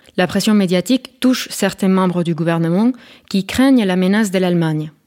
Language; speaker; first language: French; non-native, fluent; Spanish